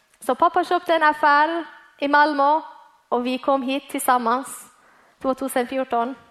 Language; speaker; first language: Swedish; early bilingual, other home language; Persian